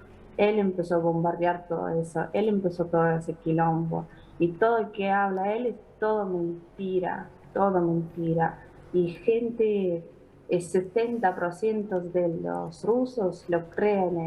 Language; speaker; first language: Spanish; non-native, fluent; Ukrainian